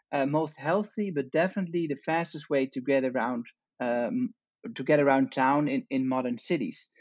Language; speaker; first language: English; non-native, fluent; Dutch